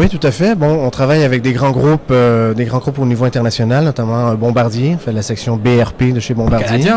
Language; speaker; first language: French; native; French